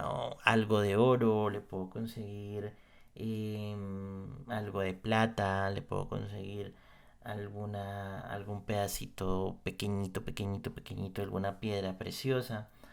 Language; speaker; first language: Spanish; native; Spanish